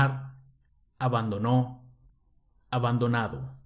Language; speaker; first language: Spanish; native; Spanish